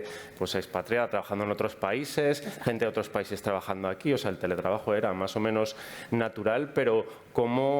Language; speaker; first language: Spanish; native; Spanish